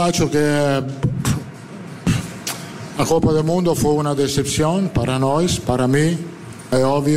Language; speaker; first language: Portuguese; non-native, learner; Italian